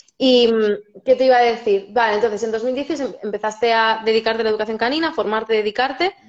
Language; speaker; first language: Spanish; native; Spanish